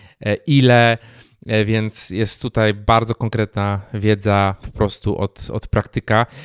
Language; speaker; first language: Polish; native; Polish